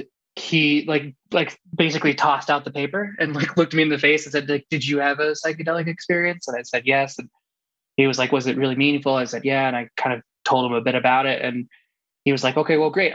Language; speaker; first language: English; native; English